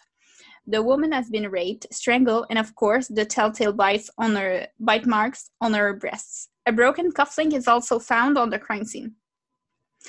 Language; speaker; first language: English; non-native, fluent; French